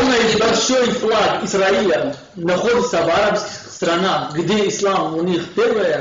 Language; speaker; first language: Russian; non-native, fluent; Kurdish